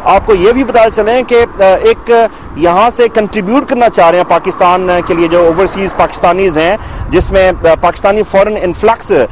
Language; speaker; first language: Urdu; non-native, local second language; Punjabi